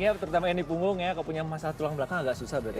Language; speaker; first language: Indonesian; native; Indonesian